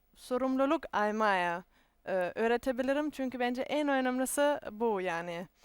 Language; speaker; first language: Turkish; non-native, fluent; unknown